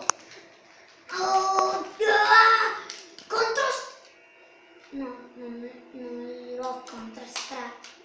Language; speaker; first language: Italian; native; Italian